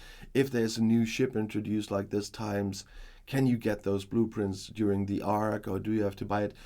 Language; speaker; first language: English; non-native, fluent; German